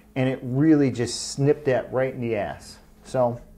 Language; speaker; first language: English; native; English